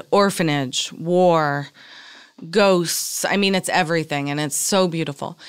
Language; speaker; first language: English; native; English